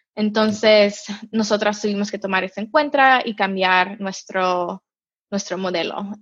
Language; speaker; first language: Spanish; early bilingual, heritage; Spanish